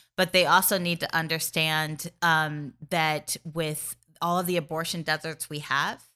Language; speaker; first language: English; native; English